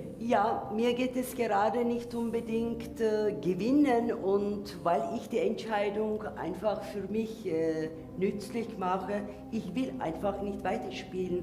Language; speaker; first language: German; non-native, learner; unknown